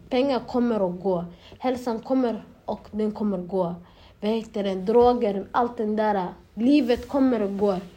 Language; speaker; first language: Swedish; early bilingual, other home language; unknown